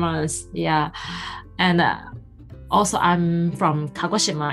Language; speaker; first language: English; non-native, fluent; Japanese